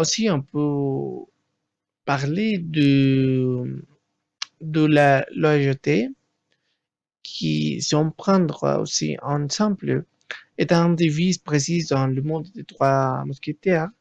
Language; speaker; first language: French; non-native, learner; Spanish